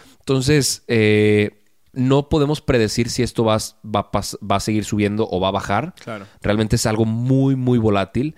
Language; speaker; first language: Spanish; native; Spanish